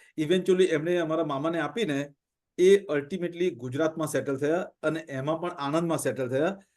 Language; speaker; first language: Gujarati; non-native, local second language; Punjabi